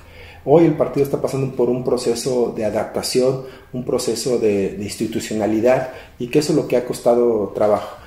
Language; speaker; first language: Spanish; native; Spanish